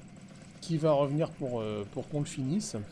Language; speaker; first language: French; native; French